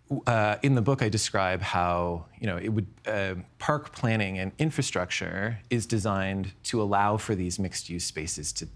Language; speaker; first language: English; native; English